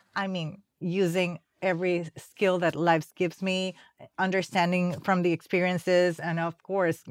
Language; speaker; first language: English; non-native, fluent; Spanish